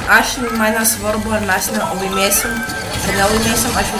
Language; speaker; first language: Lithuanian; early bilingual, heritage; Lithuanian